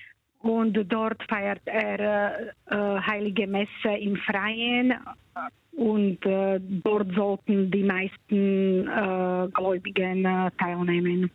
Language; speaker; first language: German; non-native, fluent; Slovak